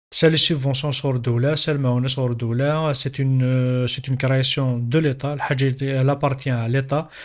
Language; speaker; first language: French; non-native, local second language; Kabyle